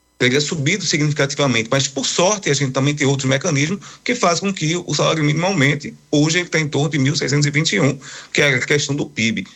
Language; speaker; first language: Portuguese; native; Portuguese